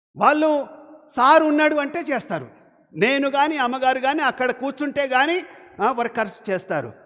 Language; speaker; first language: Telugu; non-native, local second language; Lambadi